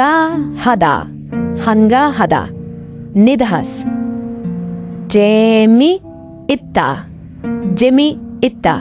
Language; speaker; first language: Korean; non-native, fluent; Sinhala